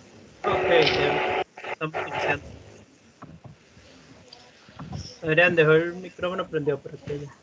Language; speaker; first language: Spanish; native; Spanish